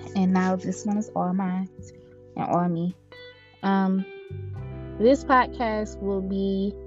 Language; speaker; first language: English; native; English